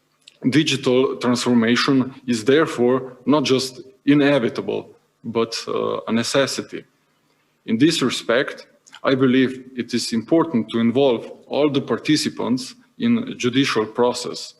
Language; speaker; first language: English; non-native, fluent; Slovenian